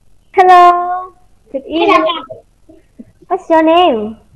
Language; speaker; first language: English; non-native, fluent; Vietnamese